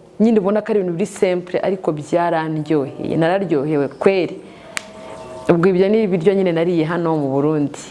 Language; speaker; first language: Kinyarwanda; native; Kinyarwanda